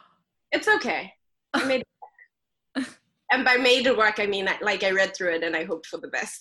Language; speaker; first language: English; non-native, local second language; Xhosa